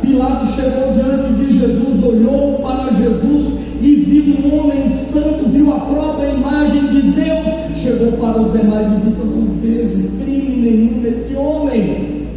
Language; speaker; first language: Portuguese; native; Portuguese